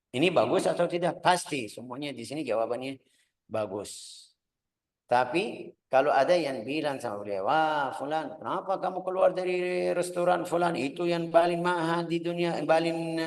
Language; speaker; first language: Indonesian; non-native, fluent; Arabic